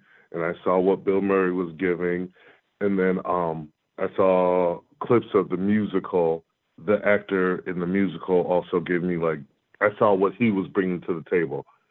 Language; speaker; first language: English; native; English